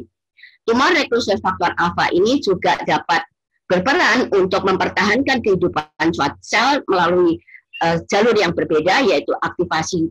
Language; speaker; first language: Indonesian; native; Indonesian